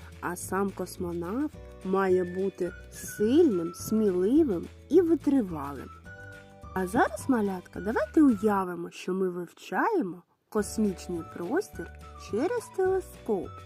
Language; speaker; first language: Ukrainian; native; Ukrainian